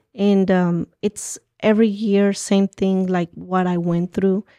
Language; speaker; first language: English; early bilingual, other home language; Spanish